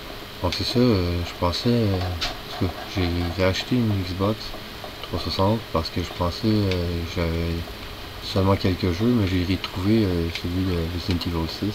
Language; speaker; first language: French; native; French